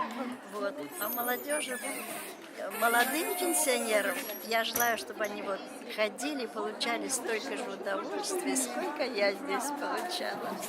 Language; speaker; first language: Russian; native; Russian